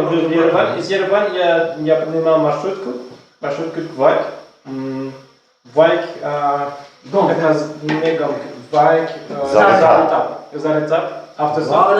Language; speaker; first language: Russian; non-native, learner; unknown